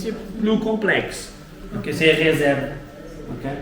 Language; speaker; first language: French; non-native, learner; Portuguese